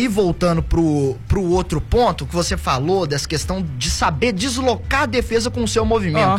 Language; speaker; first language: Portuguese; native; Portuguese